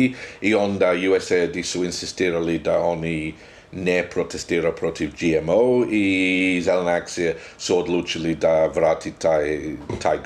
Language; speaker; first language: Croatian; non-native, fluent; English